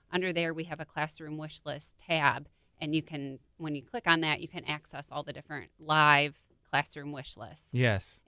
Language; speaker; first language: English; native; English